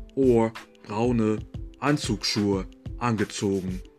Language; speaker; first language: German; non-native, fluent; English